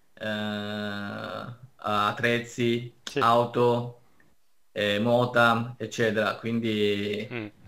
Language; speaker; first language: Italian; non-native, fluent; Chinese